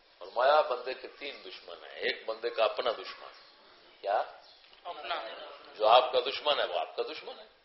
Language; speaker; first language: Urdu; non-native, local second language; Punjabi